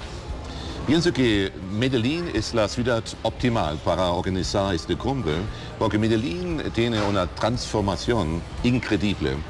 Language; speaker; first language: Spanish; non-native, learner; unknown